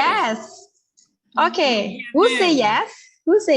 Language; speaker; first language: English; non-native, learner; Indonesian